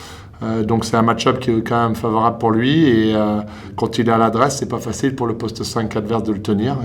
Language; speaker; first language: French; native; French